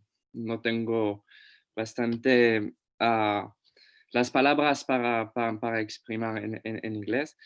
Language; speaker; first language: Spanish; non-native, fluent; French